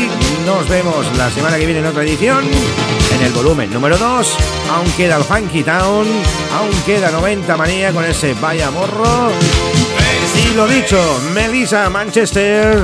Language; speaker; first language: Spanish; native; Spanish